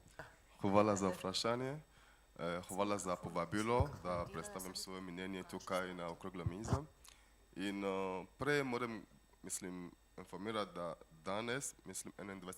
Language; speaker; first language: Slovenian; non-native, fluent; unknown